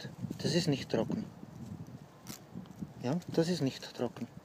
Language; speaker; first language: German; non-native, fluent; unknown